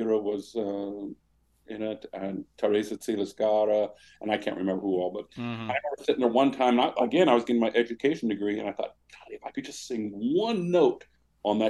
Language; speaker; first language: English; native; English